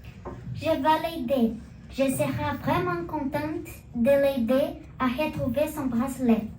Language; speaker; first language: French; non-native, learner; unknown